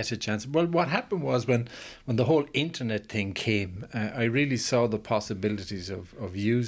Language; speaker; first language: English; native; English